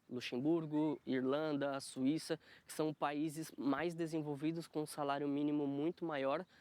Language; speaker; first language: Portuguese; native; Portuguese